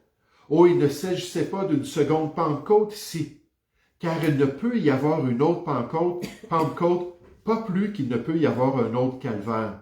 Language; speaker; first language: French; native; French